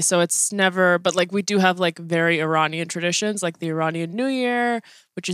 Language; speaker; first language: English; early bilingual, other home language; Persian